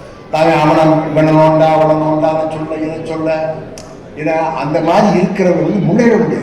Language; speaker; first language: Tamil; native; Tamil